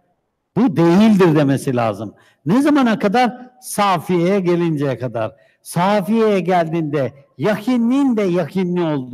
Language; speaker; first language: Turkish; native; Turkish